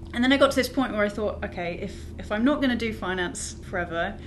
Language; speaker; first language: English; native; English